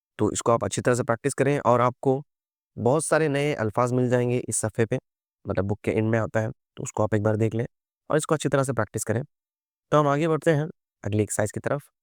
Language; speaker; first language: Urdu; native; Urdu